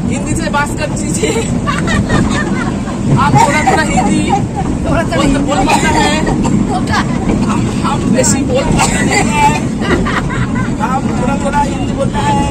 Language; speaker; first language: Hindi; non-native, local second language; Bangla